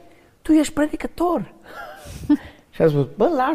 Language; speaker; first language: Romanian; non-native, learner; English